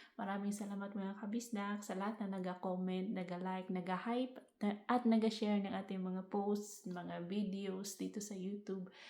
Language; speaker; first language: Filipino; non-native, local second language; Cebuano